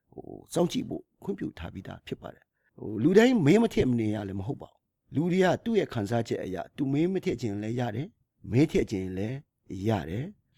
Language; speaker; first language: Burmese; non-native, local second language; Kachin